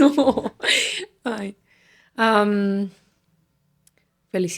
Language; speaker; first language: Spanish; non-native, fluent; Russian